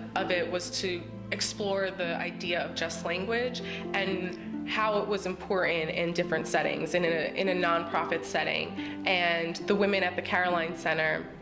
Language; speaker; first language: English; native; English